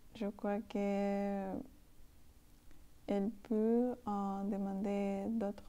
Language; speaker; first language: French; non-native, learner; Spanish